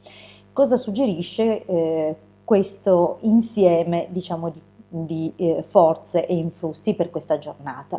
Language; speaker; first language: Italian; native; Italian